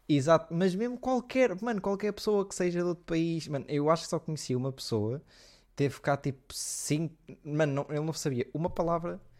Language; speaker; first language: Portuguese; native; Portuguese